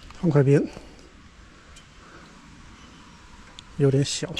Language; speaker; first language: Chinese; native; Chinese